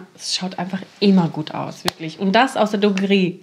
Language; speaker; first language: German; native; German